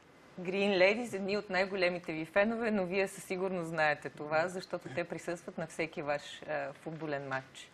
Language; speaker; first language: Bulgarian; native; Bulgarian